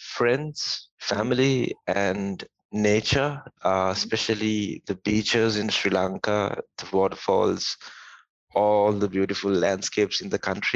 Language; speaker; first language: English; non-native, local second language; Tamil